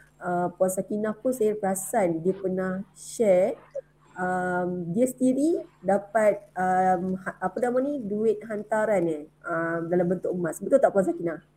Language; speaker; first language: Malay; native; Malay